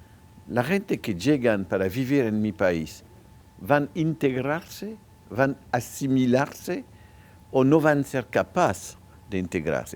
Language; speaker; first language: Spanish; non-native, local second language; French